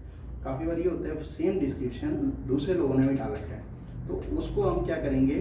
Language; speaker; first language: Hindi; native; Hindi